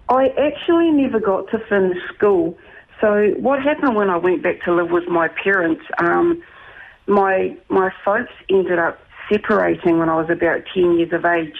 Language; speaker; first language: English; native; English